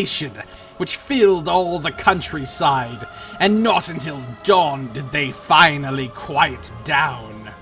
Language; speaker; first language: English; native; English